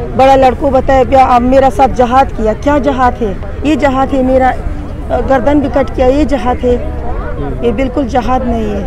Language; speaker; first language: Hindi; non-native, learner; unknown